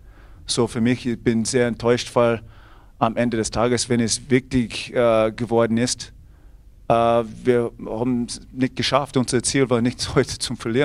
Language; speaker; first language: German; non-native, fluent; English